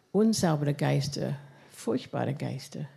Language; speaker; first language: German; non-native, fluent; English